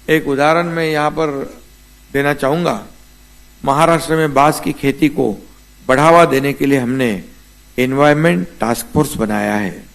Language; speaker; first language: Hindi; non-native, local second language; Marathi